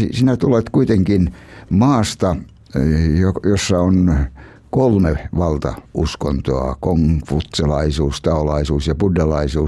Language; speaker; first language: Finnish; native; Finnish